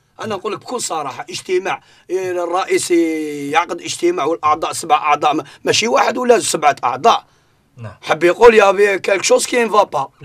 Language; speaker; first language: Arabic; native; Arabic